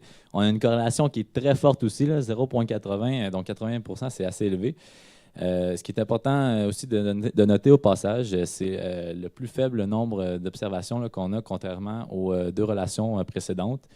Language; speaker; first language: French; native; French